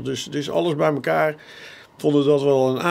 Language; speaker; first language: Dutch; native; Dutch